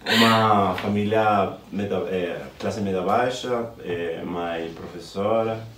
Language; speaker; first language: Portuguese; non-native, fluent; Spanish